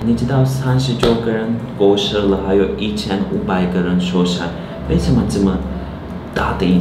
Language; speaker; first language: Chinese; non-native, learner; Turkish